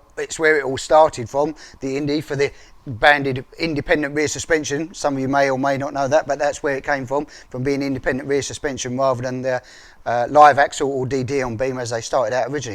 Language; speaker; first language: English; native; English